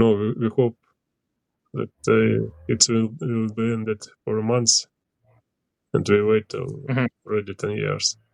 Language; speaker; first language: English; non-native, learner; Ukrainian